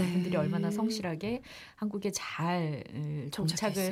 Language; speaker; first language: Korean; native; Korean